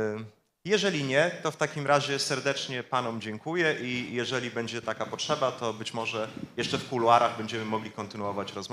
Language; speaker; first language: Polish; native; Polish